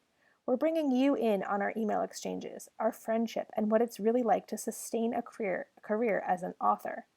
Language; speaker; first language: English; native; English